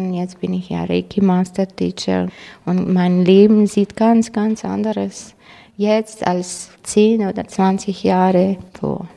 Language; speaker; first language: German; non-native, fluent; Croatian